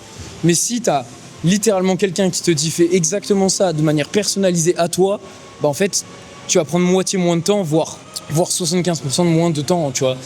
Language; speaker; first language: French; native; French